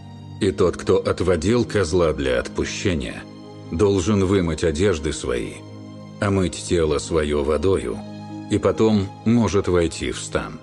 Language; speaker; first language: Russian; native; Russian